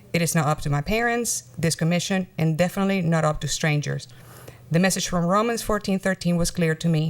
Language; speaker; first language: English; non-native, fluent; Spanish